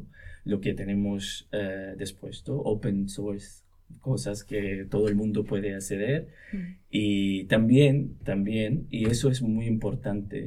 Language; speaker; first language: Spanish; non-native, local second language; Arabic